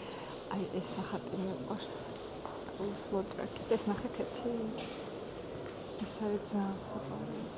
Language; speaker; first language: Georgian; native; Georgian